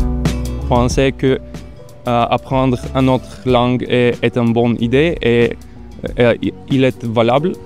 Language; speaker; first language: French; non-native, learner; Bulgarian